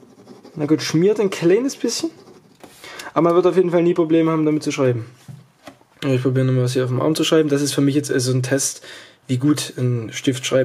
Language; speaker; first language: German; native; German